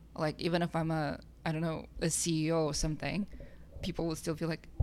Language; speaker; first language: English; non-native, fluent; Russian